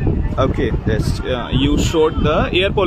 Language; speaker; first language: English; non-native, local second language; Hindi